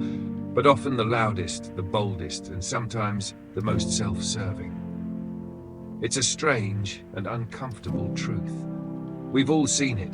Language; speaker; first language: English; native; English